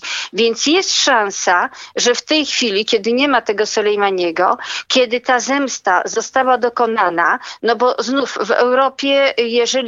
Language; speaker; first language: Polish; native; Polish